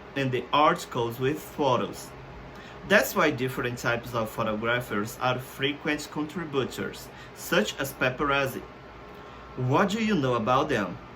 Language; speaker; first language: English; non-native, fluent; Portuguese